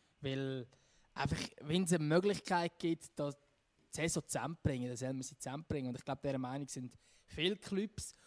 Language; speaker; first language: German; native; German